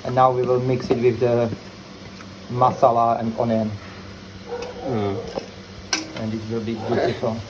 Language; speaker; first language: English; non-native, fluent; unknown